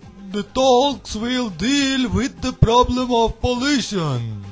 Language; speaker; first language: English; non-native, learner; Turkish